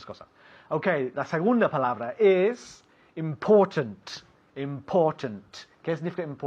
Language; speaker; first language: Spanish; non-native, fluent; English